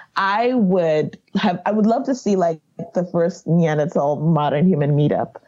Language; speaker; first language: English; non-native, local second language; Yoruba